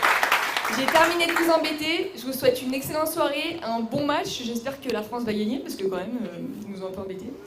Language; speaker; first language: French; native; French